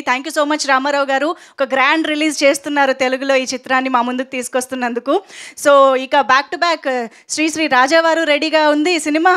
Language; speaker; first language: Telugu; native; Telugu